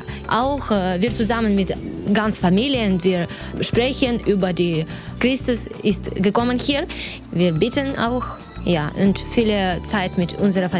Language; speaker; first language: German; non-native, learner; Ukrainian